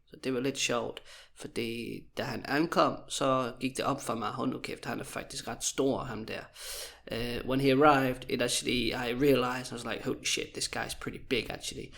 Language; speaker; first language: Danish; native; Danish